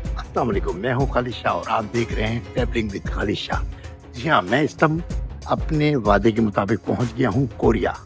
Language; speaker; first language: Urdu; native; Urdu